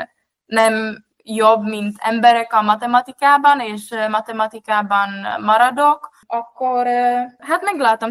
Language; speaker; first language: Hungarian; non-native, fluent; Czech